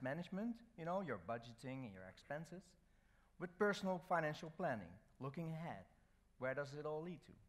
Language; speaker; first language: English; non-native, fluent; Dutch